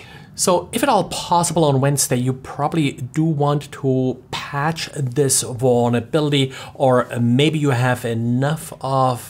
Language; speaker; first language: English; non-native, fluent; German